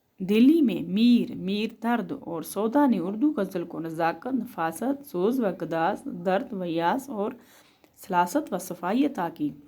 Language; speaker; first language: Urdu; non-native, local second language; Kashmiri